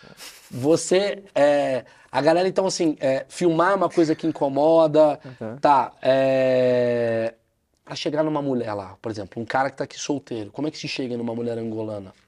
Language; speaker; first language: Portuguese; native; Portuguese